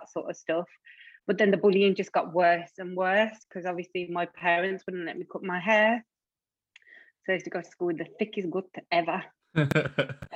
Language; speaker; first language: English; native; English